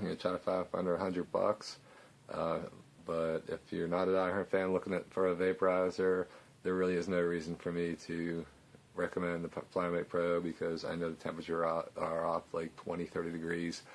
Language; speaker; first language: English; native; English